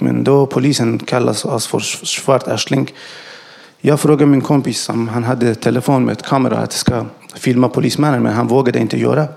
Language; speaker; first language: Swedish; non-native, learner; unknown